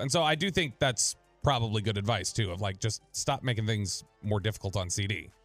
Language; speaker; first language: English; native; English